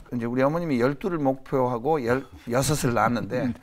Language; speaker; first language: Korean; native; Korean